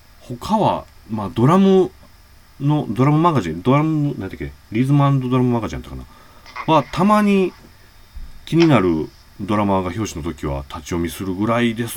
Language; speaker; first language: Japanese; native; Japanese